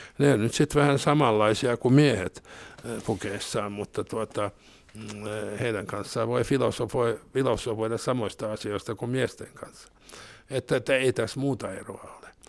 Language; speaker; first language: Finnish; non-native, local second language; Swedish